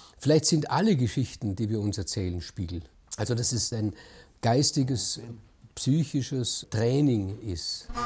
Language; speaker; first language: German; native; German